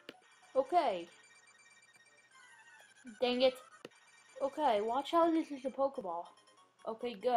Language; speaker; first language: English; native; English